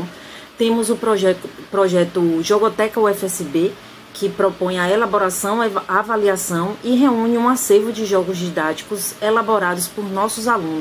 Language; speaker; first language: Portuguese; native; Portuguese